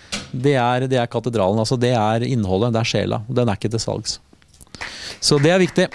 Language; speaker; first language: Norwegian; native; Norwegian